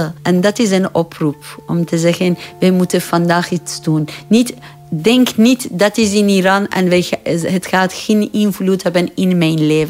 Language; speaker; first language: Dutch; non-native, learner; Persian